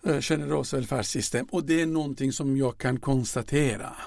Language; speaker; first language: Swedish; non-native, fluent; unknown